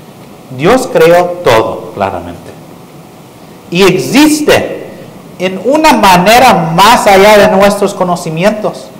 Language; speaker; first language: Spanish; non-native, fluent; English